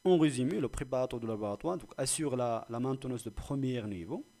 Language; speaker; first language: French; non-native, local second language; Arabic